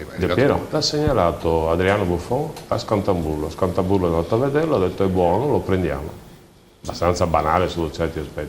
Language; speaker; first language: Italian; native; Italian